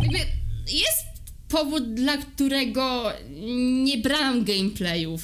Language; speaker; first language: Polish; native; Polish